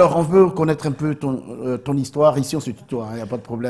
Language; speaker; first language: French; native; French